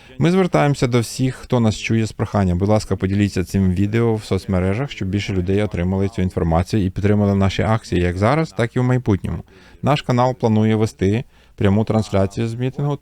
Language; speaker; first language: Ukrainian; native; Ukrainian